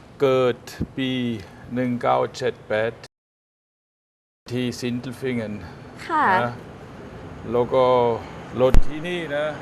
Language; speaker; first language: Thai; non-native, fluent; German